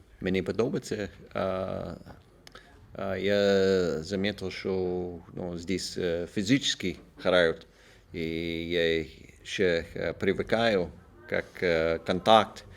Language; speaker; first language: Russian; non-native, learner; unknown